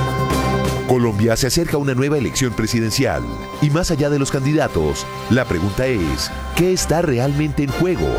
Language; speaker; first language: Spanish; native; Spanish